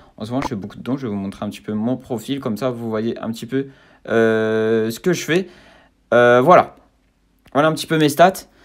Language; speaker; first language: French; native; French